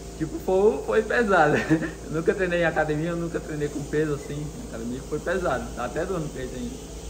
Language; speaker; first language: Portuguese; native; Portuguese